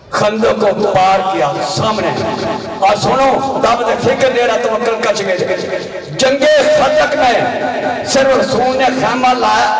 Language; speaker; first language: Urdu; non-native, local second language; Punjabi